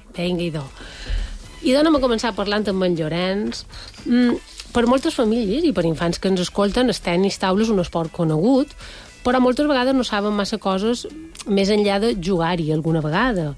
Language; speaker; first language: Catalan; native; Catalan